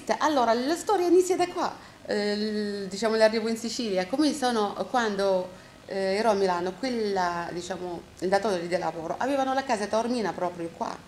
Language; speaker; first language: Italian; non-native, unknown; Arabic